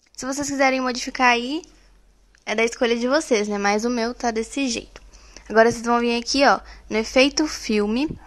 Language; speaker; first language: Portuguese; native; Portuguese